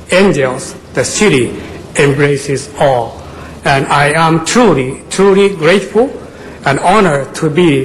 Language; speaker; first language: English; non-native, fluent; Japanese